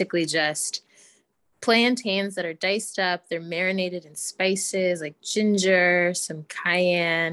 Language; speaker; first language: English; native; English